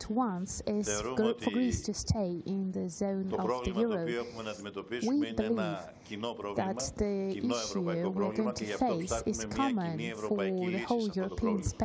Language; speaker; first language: Greek; native; Greek